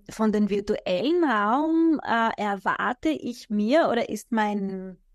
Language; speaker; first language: German; non-native, fluent; Greek